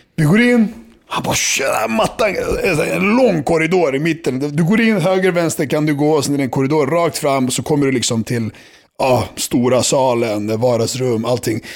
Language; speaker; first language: Swedish; early bilingual, other home language; Serbian